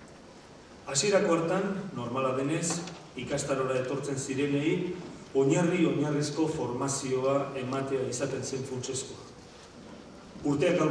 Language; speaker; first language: Basque; native; Basque